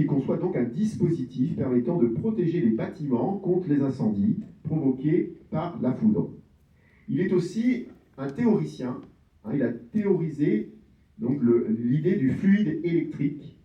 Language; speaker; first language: French; native; French